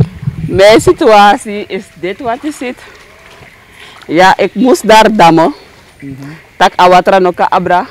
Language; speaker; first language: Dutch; non-native, local second language; Sranan Tongo